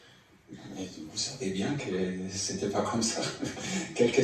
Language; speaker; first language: French; non-native, learner; German